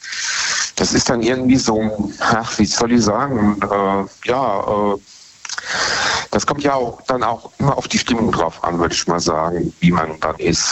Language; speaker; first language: German; native; German